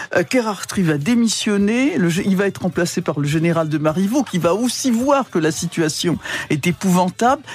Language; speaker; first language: French; native; French